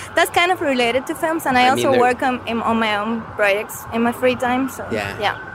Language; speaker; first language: English; non-native, fluent; Spanish